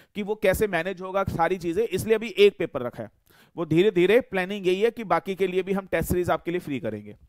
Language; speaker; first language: Hindi; native; Hindi